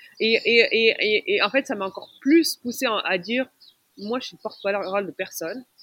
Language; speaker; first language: French; non-native, local second language; Arabic